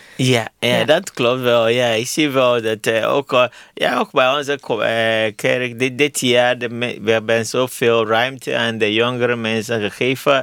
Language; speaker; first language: Dutch; non-native, fluent; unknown